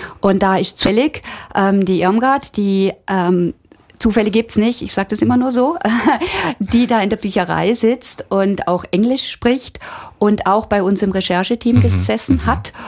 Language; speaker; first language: German; native; German